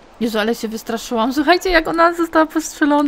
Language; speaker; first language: Polish; native; Polish